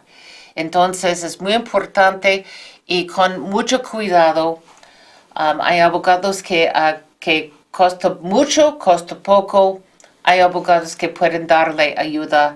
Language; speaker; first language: Spanish; non-native, fluent; English